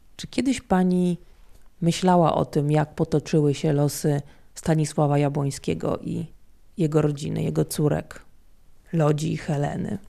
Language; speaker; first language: Polish; native; Polish